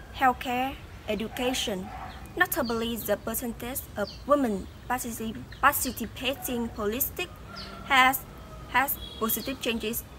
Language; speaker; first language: English; non-native, fluent; Vietnamese